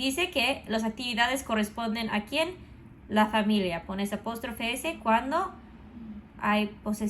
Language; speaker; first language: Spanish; non-native, fluent; English